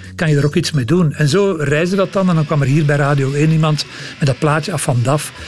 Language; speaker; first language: Dutch; native; Dutch